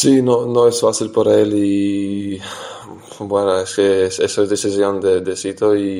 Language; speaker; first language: Spanish; non-native, fluent; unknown